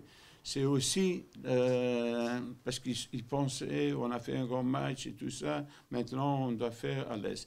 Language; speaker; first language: French; non-native, learner; Dutch